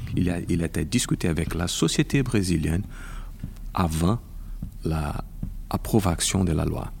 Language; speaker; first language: French; non-native, fluent; Portuguese